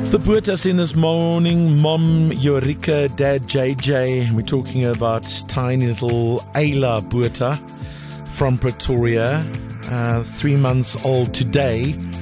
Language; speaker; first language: English; non-native, local second language; Afrikaans